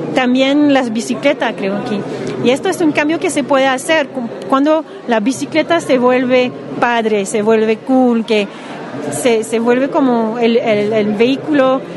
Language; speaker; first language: Spanish; non-native, fluent; English